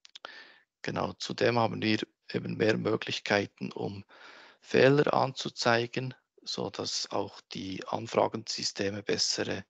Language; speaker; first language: German; native; German